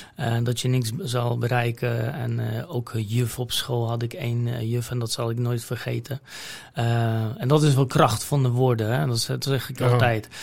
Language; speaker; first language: Dutch; non-native, fluent; Polish